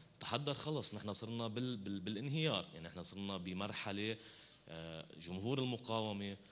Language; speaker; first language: Arabic; native; Arabic